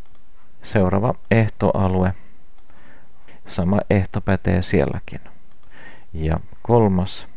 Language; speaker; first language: Finnish; non-native, local second language; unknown